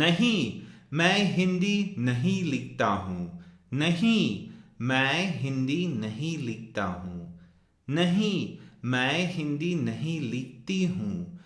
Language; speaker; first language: Hindi; non-native, fluent; English